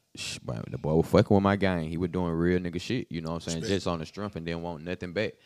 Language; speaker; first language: English; native; English